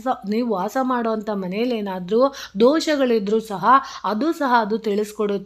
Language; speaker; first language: Kannada; native; Kannada